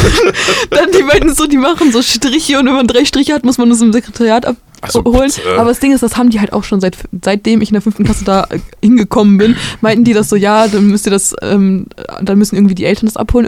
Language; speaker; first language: German; native; German